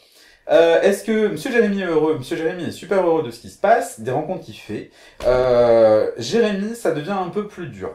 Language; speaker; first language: French; native; French